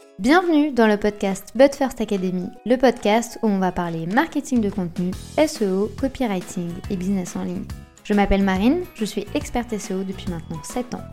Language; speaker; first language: French; native; French